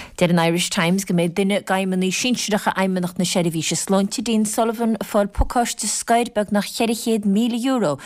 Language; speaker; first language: Irish; native; Irish